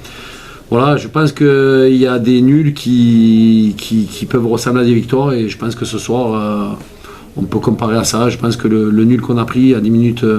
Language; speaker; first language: French; native; French